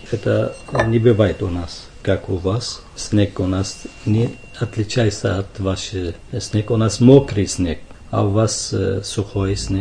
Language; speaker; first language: Russian; non-native, fluent; Arabic